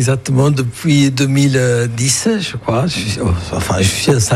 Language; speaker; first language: French; non-native, fluent; Italian